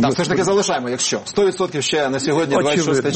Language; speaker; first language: Ukrainian; native; Ukrainian